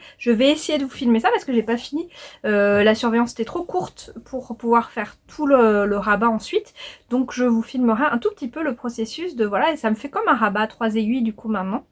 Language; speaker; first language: French; native; French